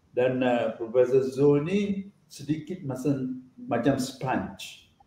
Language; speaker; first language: Malay; native; Malay